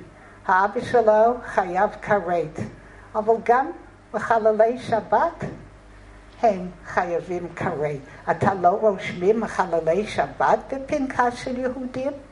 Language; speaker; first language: Hebrew; non-native, fluent; English